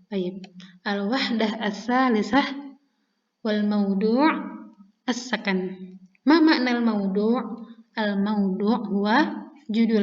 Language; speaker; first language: Arabic; non-native, fluent; Indonesian